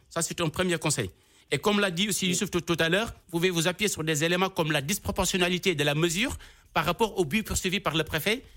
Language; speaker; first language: French; non-native, local second language; Wolof